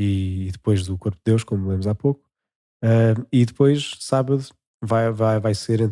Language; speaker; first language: Portuguese; native; Portuguese